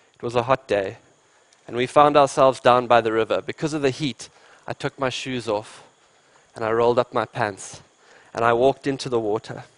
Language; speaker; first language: English; native; English